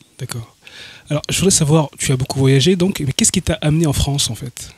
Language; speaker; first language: French; native; French